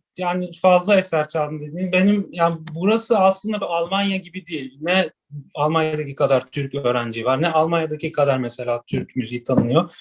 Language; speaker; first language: Turkish; native; Turkish